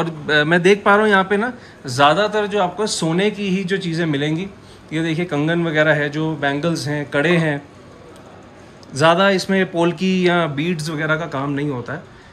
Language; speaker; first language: Hindi; native; Hindi